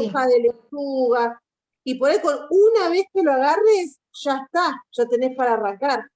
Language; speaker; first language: Spanish; native; Spanish